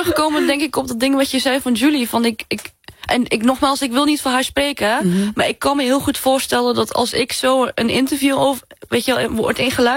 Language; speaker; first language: Dutch; non-native, local second language; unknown